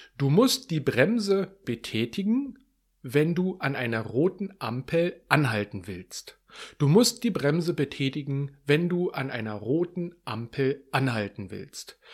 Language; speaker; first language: German; native; German